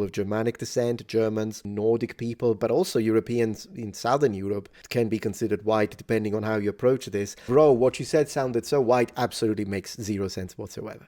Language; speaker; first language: English; non-native, fluent; Italian